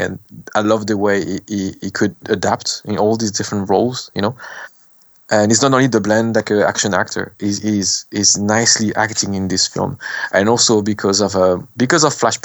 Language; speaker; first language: English; non-native, fluent; French